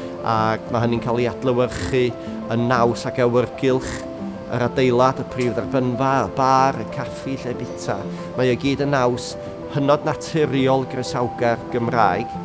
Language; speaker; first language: Welsh; native; Welsh